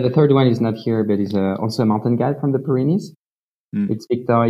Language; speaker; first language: English; non-native, fluent; French